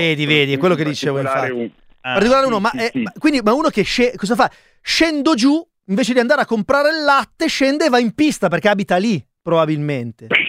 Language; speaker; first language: Italian; native; Italian